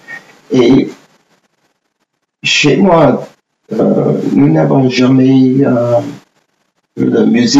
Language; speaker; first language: French; non-native, fluent; English